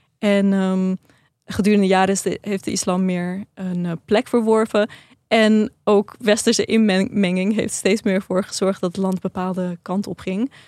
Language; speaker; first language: Dutch; early bilingual, other home language; Persian